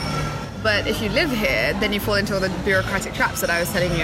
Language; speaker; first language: English; early bilingual, other home language; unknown